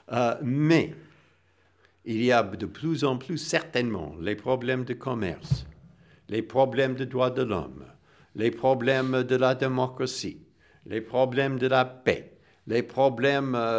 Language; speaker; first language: French; non-native, fluent; English